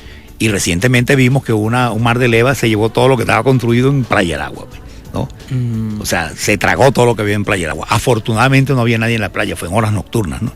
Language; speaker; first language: Spanish; native; Spanish